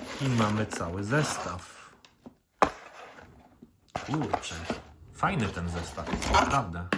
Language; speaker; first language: Polish; native; Polish